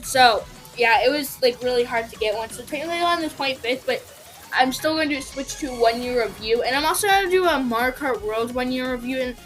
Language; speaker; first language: English; native; English